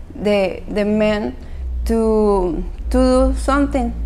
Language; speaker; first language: English; non-native, fluent; Spanish